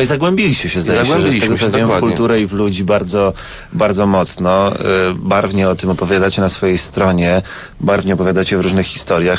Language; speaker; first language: Polish; native; Polish